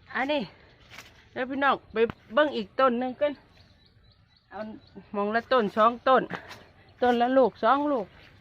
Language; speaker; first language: Thai; native; Thai